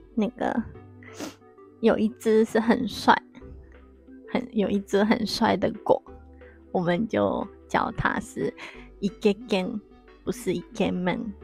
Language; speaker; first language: Chinese; non-native, fluent; Japanese